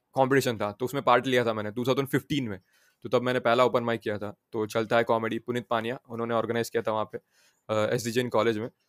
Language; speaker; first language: Hindi; non-native, local second language; Gujarati